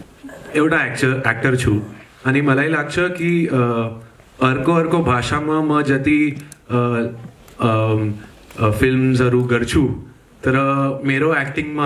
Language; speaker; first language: Nepali; early bilingual, heritage; Nepali